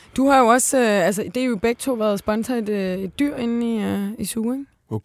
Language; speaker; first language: Danish; native; Danish